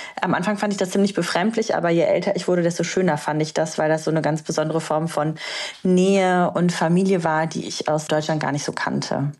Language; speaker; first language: German; early bilingual, other home language; Romanian